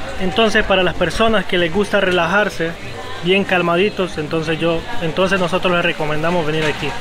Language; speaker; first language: Spanish; native; Spanish